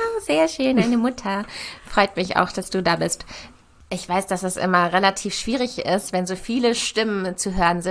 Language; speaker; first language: German; native; German